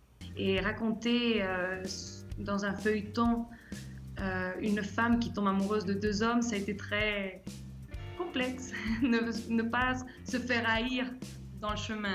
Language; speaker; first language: French; early bilingual, heritage; French